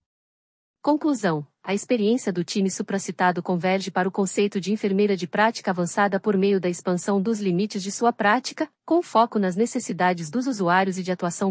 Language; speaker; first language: Portuguese; native; Portuguese